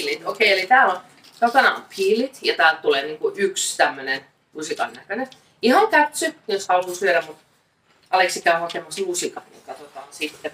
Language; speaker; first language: Finnish; native; Finnish